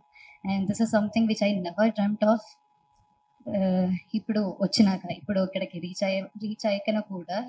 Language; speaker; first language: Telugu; non-native, learner; Malayalam